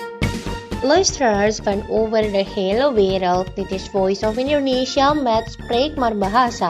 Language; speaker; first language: Dutch; non-native, learner; Indonesian